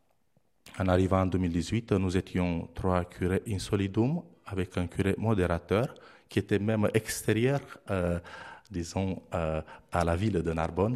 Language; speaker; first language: French; non-native, fluent; Romanian